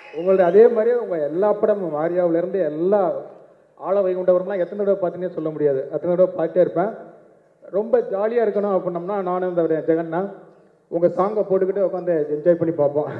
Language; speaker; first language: Tamil; non-native, learner; Telugu